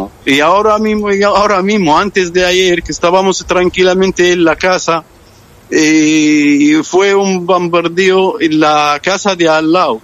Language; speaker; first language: Spanish; non-native, fluent; Arabic